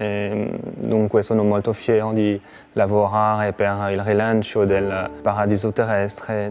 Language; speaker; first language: Italian; non-native, fluent; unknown